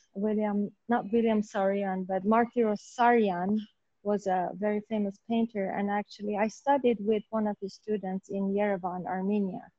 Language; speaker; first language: English; native; English